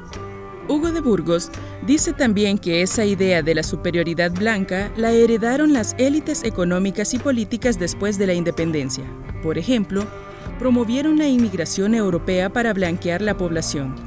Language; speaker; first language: Spanish; native; Spanish